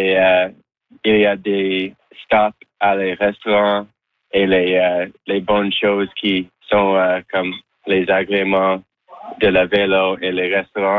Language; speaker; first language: French; non-native, local second language; English